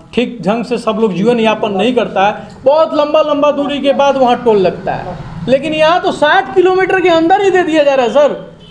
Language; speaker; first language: Hindi; native; Hindi